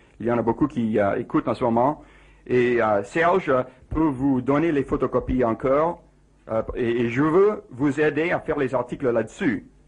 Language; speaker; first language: French; non-native, fluent; English